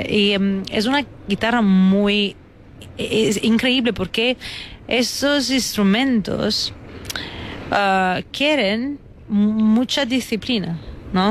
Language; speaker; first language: Spanish; non-native, fluent; Italian